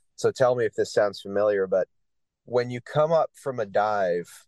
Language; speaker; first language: English; native; English